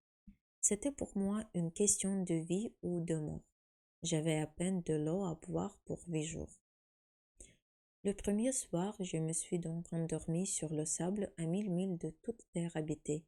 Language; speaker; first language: French; non-native, fluent; Ukrainian